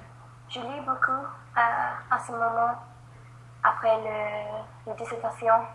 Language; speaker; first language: French; non-native, learner; English